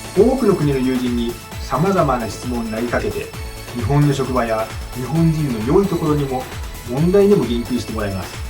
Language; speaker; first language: Japanese; native; Japanese